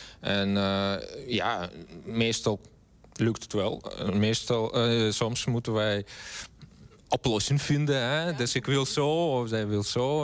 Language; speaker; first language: Dutch; non-native, learner; Russian